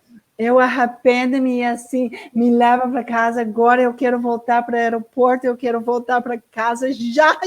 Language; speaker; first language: Portuguese; non-native, learner; English